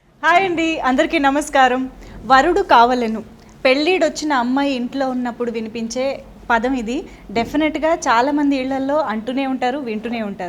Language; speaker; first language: Telugu; native; Telugu